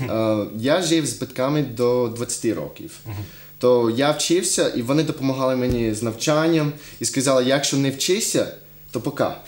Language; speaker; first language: Ukrainian; non-native, fluent; English